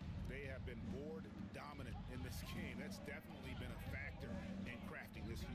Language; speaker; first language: English; native; English